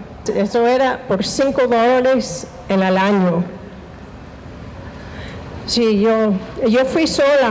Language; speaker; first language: Spanish; non-native, fluent; English